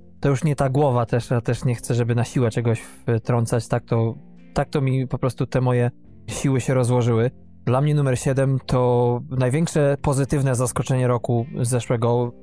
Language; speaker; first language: Polish; native; Polish